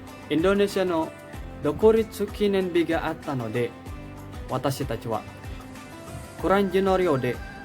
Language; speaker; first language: Japanese; non-native, learner; Indonesian